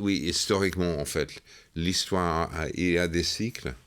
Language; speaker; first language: French; non-native, fluent; English